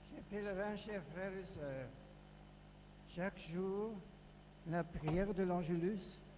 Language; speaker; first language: French; non-native, fluent; German